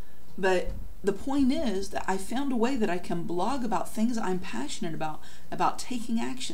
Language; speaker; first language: English; native; English